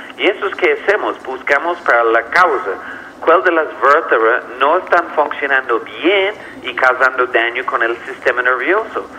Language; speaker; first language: Spanish; non-native, fluent; English